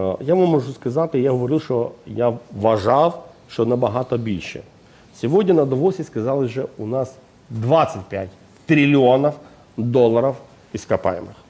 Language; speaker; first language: Ukrainian; non-native, fluent; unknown